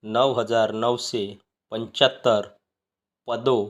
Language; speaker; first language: Hindi; non-native, local second language; Marathi